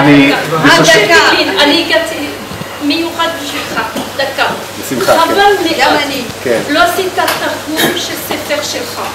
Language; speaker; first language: Hebrew; non-native, learner; French